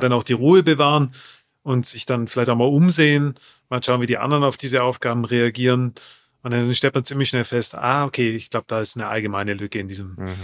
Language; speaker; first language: German; native; German